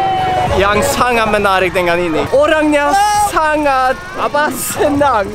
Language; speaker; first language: Indonesian; non-native, fluent; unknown